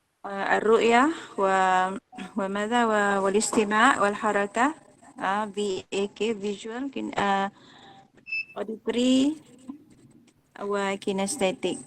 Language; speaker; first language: Arabic; non-native, fluent; Malay